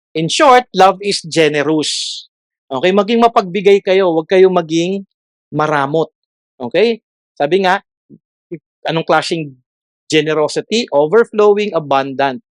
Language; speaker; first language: Filipino; non-native, local second language; Iloko